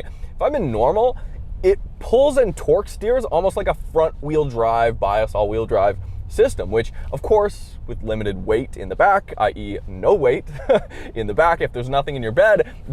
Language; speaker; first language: English; native; English